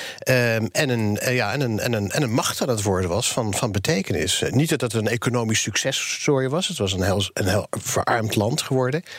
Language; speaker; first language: Dutch; native; Dutch